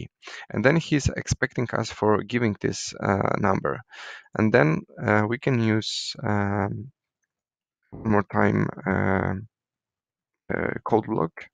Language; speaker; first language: English; non-native, fluent; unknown